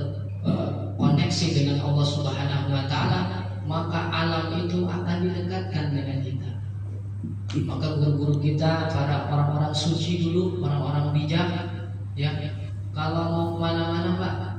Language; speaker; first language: Indonesian; native; Indonesian